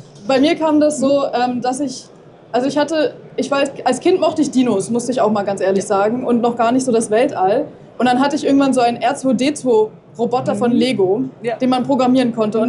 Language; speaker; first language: German; native; German